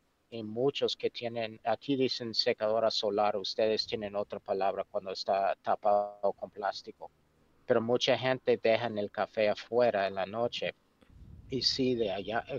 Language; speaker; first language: Spanish; non-native, fluent; English